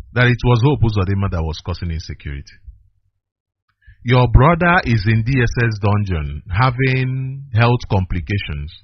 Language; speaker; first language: English; non-native, local second language; Igbo